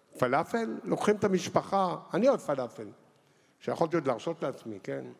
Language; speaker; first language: Hebrew; native; Hebrew